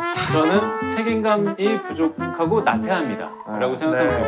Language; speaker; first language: Korean; native; Korean